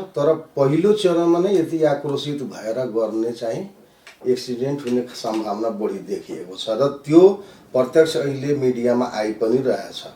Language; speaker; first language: Nepali; non-native, local second language; Maithili